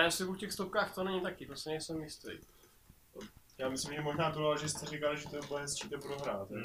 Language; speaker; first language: Czech; native; Czech